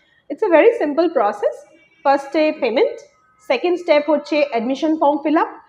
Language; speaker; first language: English; non-native, local second language; Bangla